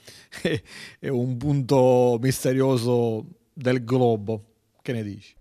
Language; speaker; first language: Italian; native; Italian